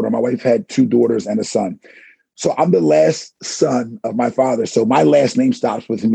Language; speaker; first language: English; native; English